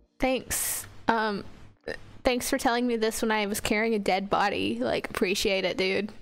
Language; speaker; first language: English; native; English